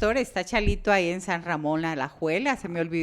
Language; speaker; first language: Spanish; native; Spanish